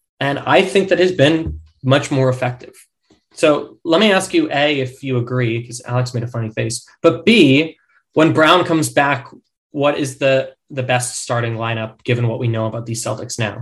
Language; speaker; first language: English; native; English